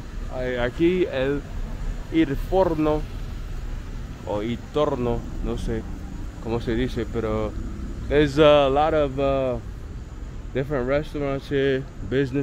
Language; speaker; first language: Spanish; non-native, learner; English